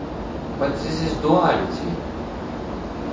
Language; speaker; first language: English; non-native, learner; Russian